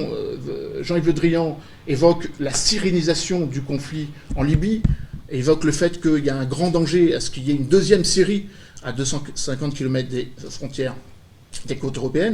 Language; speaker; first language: French; native; French